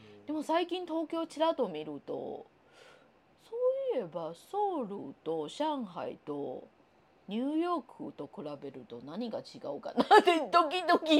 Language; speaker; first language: Japanese; non-native, fluent; Chinese